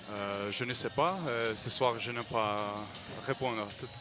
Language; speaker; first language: French; non-native, learner; Croatian